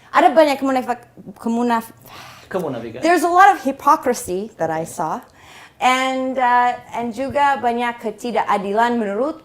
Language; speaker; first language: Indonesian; non-native, fluent; English